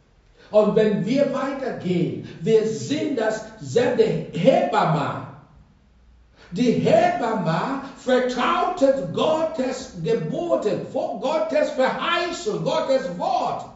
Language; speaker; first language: German; non-native, fluent; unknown